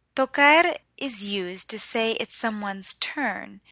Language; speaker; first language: English; native; English